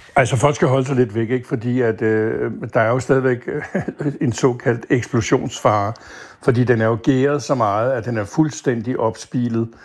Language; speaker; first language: Danish; native; Danish